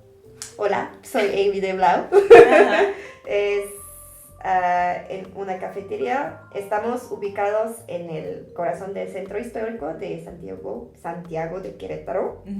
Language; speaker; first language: Spanish; non-native, learner; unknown